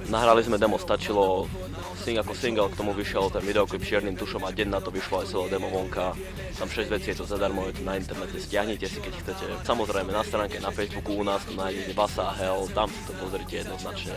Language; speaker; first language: Slovak; native; Slovak